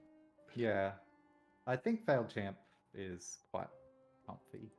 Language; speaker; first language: English; native; English